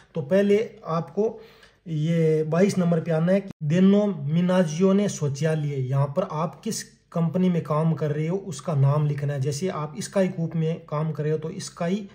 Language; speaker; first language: Hindi; native; Hindi